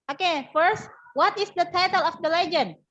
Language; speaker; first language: English; non-native, learner; Indonesian